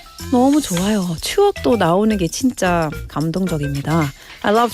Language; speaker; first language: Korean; non-native, learner; English